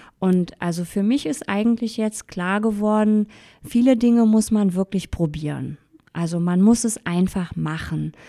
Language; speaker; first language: German; native; German